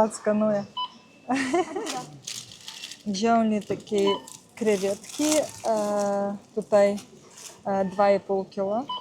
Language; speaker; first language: Polish; non-native, learner; Russian